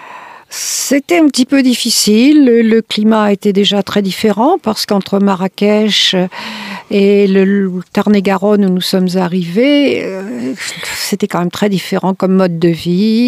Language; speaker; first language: French; native; French